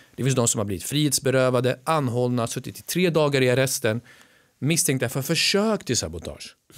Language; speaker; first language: Swedish; native; Swedish